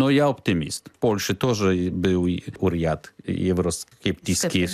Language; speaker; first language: Ukrainian; non-native, learner; Polish